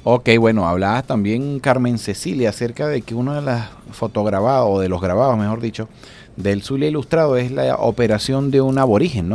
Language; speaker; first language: Spanish; native; Spanish